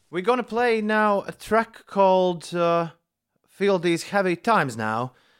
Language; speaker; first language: English; non-native, fluent; Latvian